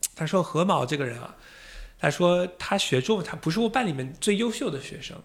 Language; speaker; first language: Chinese; non-native, fluent; English